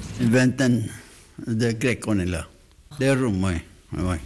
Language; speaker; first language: French; non-native, fluent; Greek